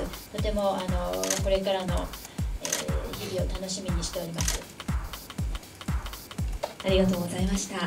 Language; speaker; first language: Japanese; native; Japanese